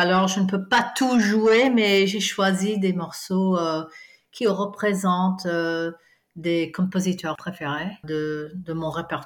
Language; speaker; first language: French; non-native, fluent; English